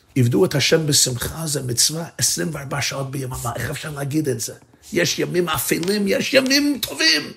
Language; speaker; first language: Hebrew; non-native, fluent; English